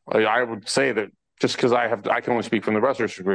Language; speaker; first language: English; native; English